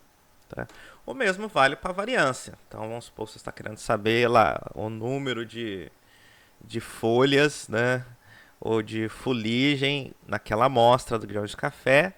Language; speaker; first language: Portuguese; native; Portuguese